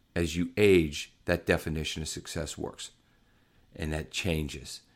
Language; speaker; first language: English; native; English